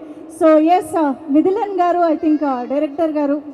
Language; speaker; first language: Telugu; native; Telugu